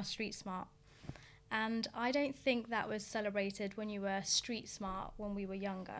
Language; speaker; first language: English; native; English